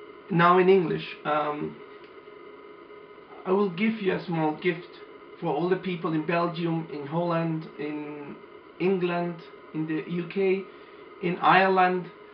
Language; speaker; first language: English; non-native, fluent; Spanish